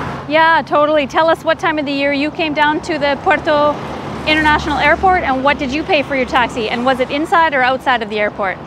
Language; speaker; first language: English; native; English